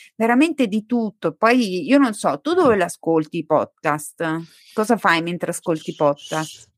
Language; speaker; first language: Italian; native; Italian